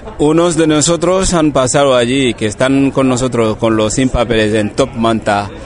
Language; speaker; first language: Spanish; non-native, fluent; Wolof